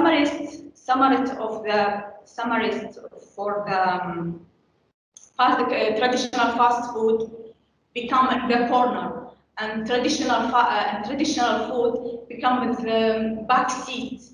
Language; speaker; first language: English; non-native, learner; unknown